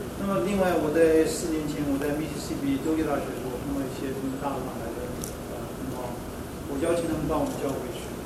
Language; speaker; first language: Chinese; native; Chinese